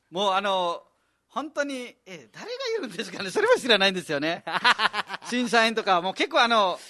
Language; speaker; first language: Japanese; non-native, fluent; Nepali